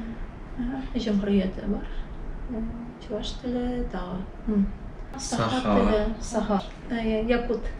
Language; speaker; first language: Turkish; non-native, learner; Tatar